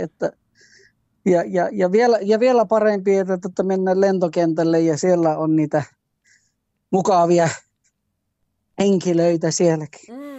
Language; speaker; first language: Finnish; early bilingual, heritage; Finnish